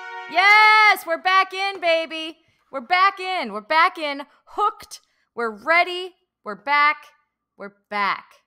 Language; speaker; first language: Spanish; non-native, learner; English